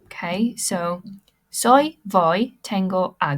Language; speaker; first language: Spanish; non-native, fluent; English